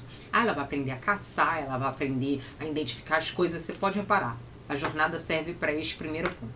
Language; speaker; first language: Portuguese; native; Portuguese